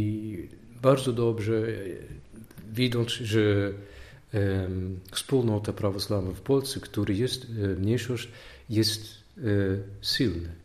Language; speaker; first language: Polish; non-native, learner; Dutch